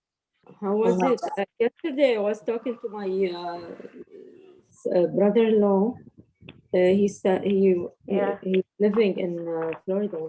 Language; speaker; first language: English; non-native, learner; Arabic